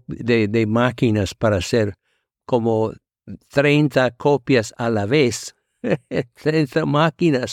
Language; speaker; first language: Spanish; non-native, fluent; English